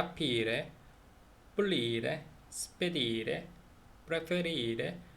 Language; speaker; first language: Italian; non-native, learner; Korean